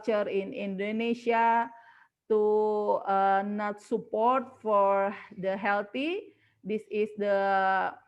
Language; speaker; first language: English; non-native, learner; Indonesian